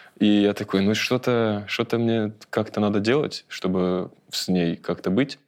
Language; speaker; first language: Russian; native; Russian